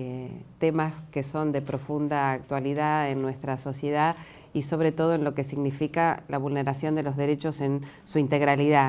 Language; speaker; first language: Spanish; native; Spanish